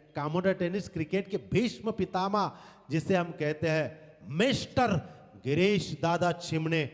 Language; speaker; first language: Hindi; non-native, local second language; Marathi